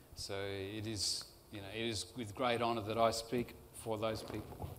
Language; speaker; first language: English; native; English